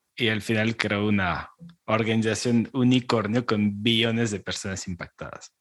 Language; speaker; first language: Spanish; non-native, fluent; French